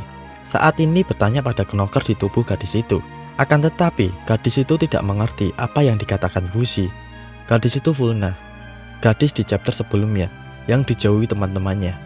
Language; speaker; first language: Indonesian; native; Indonesian